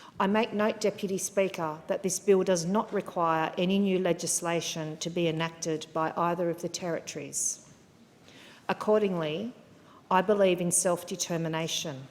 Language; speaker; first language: English; native; English